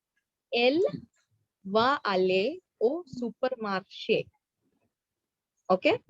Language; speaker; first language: French; non-native, fluent; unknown